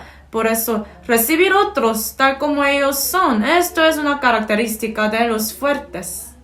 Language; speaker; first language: Spanish; non-native, fluent; Korean